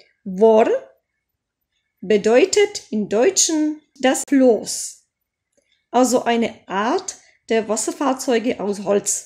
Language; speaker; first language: German; non-native, fluent; Czech